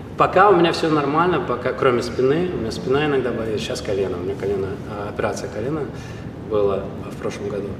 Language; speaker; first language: Russian; native; Russian